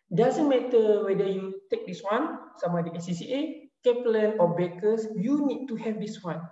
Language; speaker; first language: English; non-native, local second language; Malay